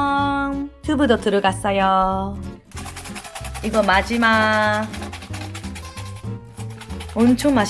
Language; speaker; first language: Korean; non-native, fluent; Japanese